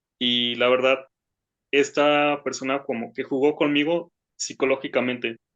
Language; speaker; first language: Spanish; native; Spanish